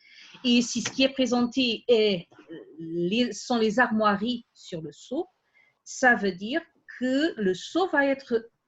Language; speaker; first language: French; non-native, fluent; Portuguese